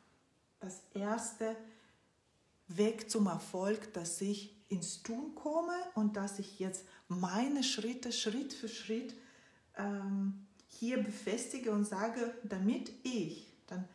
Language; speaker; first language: German; non-native, fluent; Russian